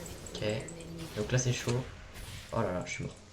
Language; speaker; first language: French; native; French